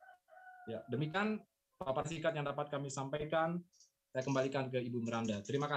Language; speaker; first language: Indonesian; native; Indonesian